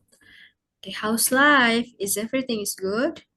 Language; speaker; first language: English; non-native, learner; Indonesian